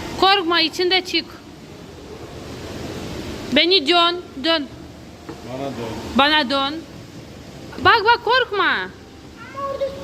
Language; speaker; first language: Turkish; non-native, learner; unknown